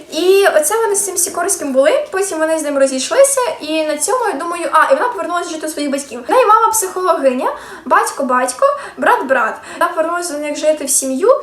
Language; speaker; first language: Ukrainian; native; Ukrainian